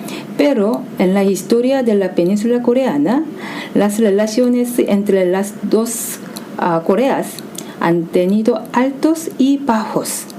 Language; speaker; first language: Spanish; non-native, fluent; Korean